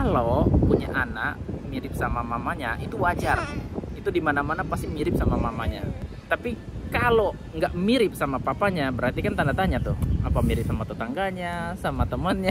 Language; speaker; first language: Indonesian; native; Indonesian